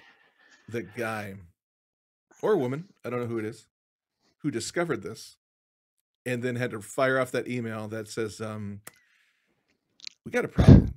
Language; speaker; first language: English; native; English